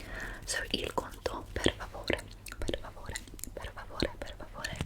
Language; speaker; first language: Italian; early bilingual, heritage; English